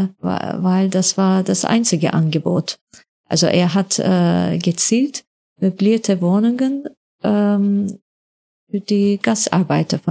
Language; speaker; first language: German; non-native, fluent; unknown